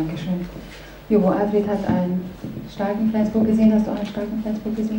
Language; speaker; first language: German; native; German